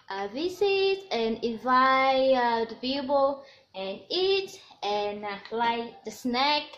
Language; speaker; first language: English; non-native, learner; Vietnamese